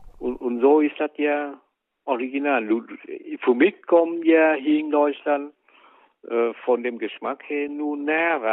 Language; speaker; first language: German; non-native, fluent; Vietnamese